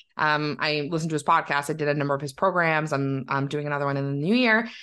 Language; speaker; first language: English; native; English